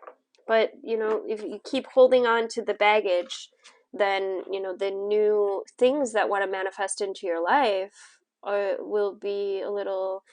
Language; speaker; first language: English; native; English